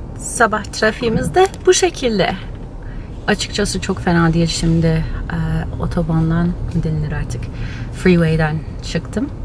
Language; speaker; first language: Turkish; early bilingual, heritage; Turkish